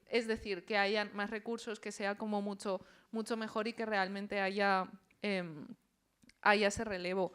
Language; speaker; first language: Spanish; early bilingual, other home language; Chinese